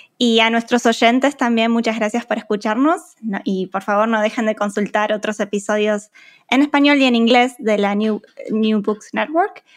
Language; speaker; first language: Spanish; native; Spanish